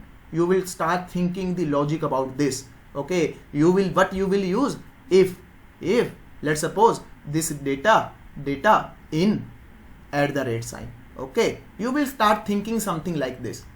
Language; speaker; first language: English; non-native, local second language; Hindi